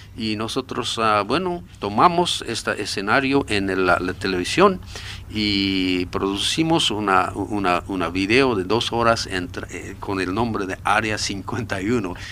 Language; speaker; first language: Spanish; non-native, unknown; Japanese